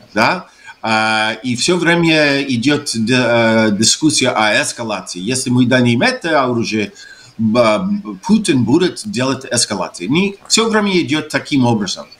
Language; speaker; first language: Russian; non-native, fluent; English